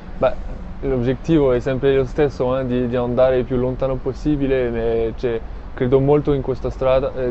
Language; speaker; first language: Italian; non-native, fluent; French